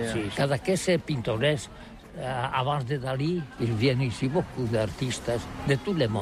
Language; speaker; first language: French; non-native, learner; Catalan